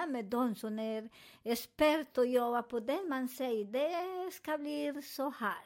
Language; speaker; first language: Swedish; non-native, learner; Spanish